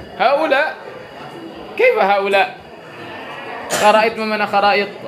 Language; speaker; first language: Arabic; non-native, fluent; Indonesian